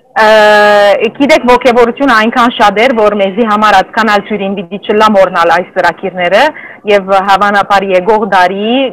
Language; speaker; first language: Armenian; native; Armenian